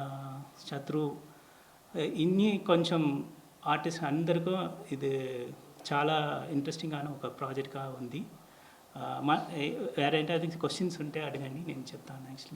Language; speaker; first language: Telugu; non-native, learner; Tamil